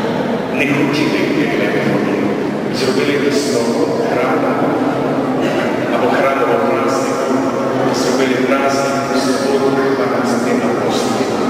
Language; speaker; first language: Ukrainian; non-native, local second language; Rusyn